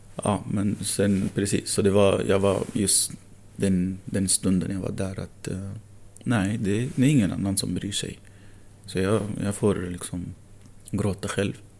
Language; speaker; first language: Swedish; non-native, fluent; Arabic